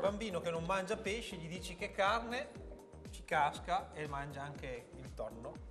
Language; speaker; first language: Italian; native; Italian